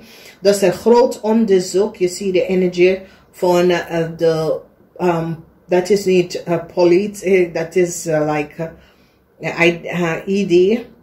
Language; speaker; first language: Dutch; non-native, learner; English